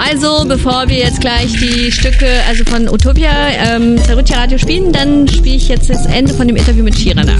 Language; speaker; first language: German; native; German